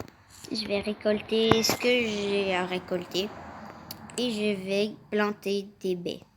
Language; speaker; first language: French; native; French